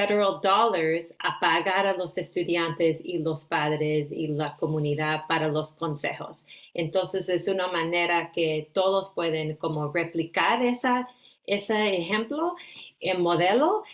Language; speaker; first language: Spanish; early bilingual, heritage; Spanish